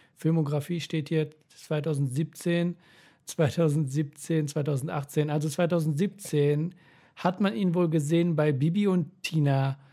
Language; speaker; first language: German; early bilingual, other home language; Persian